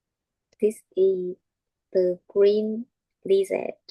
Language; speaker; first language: English; non-native, learner; Vietnamese